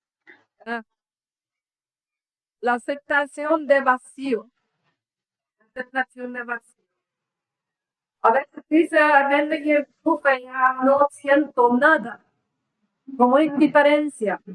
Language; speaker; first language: Spanish; non-native, learner; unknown